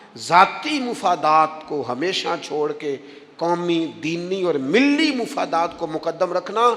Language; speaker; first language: Urdu; non-native, local second language; Punjabi